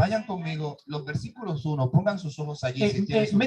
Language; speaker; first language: Spanish; native; Spanish